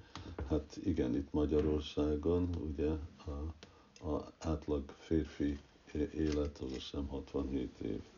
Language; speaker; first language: Hungarian; early bilingual, heritage; Hungarian